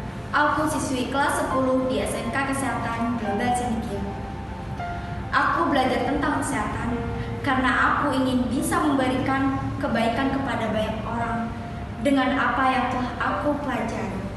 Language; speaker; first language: Indonesian; native; Indonesian